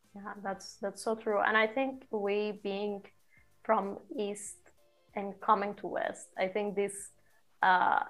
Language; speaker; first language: English; non-native, fluent; Persian